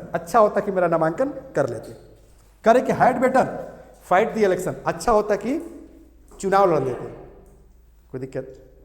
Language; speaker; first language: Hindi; native; Hindi